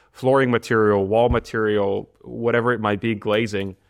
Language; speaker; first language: English; non-native, fluent; Bulgarian